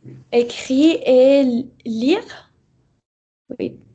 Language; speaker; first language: French; non-native, learner; Persian